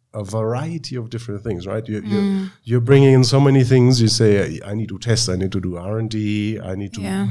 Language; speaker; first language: English; non-native, fluent; German